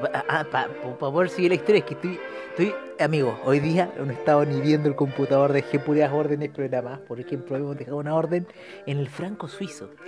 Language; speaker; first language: Spanish; native; Spanish